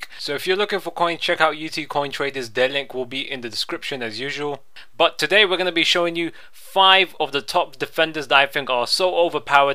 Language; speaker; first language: English; native; English